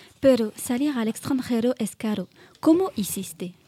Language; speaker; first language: Spanish; non-native, learner; French